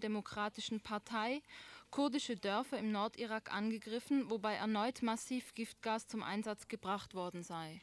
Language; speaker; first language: German; native; German